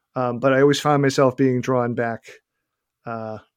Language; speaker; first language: English; native; English